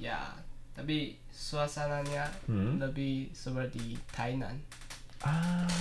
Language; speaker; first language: Indonesian; non-native, learner; Chinese